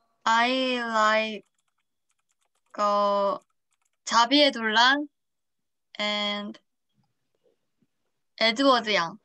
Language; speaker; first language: English; non-native, learner; Korean